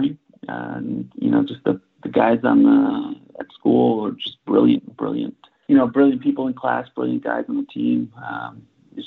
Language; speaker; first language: English; native; English